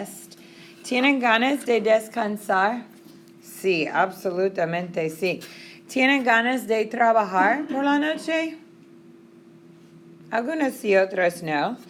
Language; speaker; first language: Spanish; non-native, fluent; English